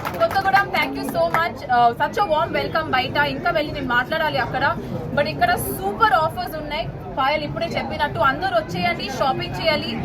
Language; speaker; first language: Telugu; non-native, learner; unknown